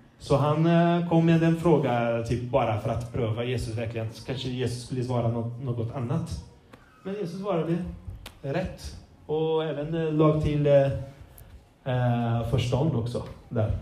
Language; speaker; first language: Swedish; non-native, fluent; Portuguese